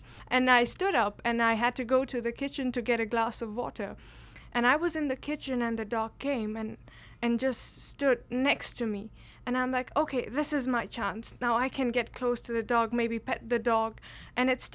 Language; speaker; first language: English; non-native, local second language; Kashmiri